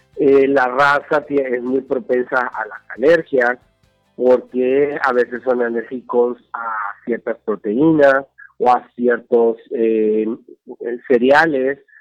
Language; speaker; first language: Spanish; native; Spanish